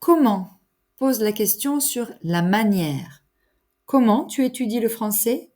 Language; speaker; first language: French; native; French